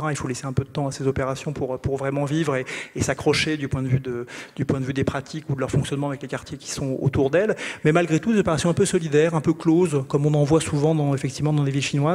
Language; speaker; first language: French; native; French